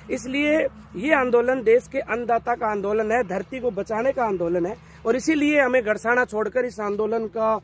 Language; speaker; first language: Hindi; native; Hindi